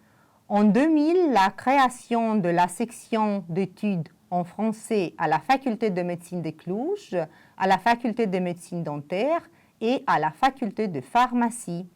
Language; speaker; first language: French; non-native, fluent; Romanian